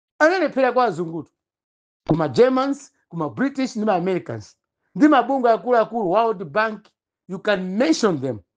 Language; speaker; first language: Nyanja; non-native, local second language; Tumbuka